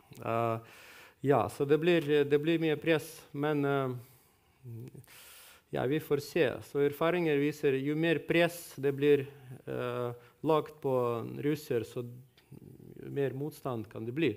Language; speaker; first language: Norwegian; non-native, fluent; Russian